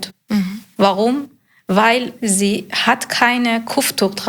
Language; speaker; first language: German; non-native, learner; Persian